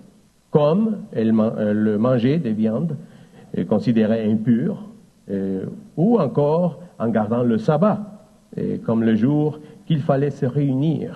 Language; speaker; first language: French; native; French